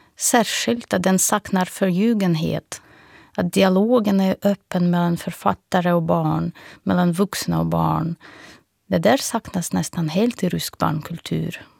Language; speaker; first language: Swedish; non-native, fluent; Russian